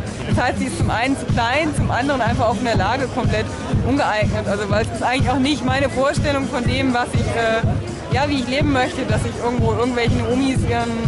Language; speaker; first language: German; native; German